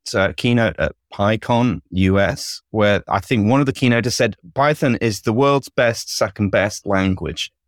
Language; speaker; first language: English; native; English